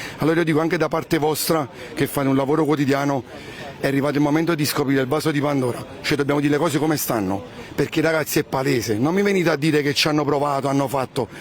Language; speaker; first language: Italian; native; Italian